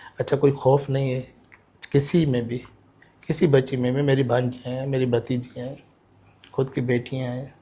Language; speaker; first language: Urdu; non-native, local second language; Sindhi